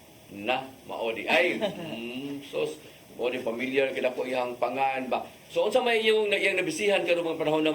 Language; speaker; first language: Cebuano; native; Cebuano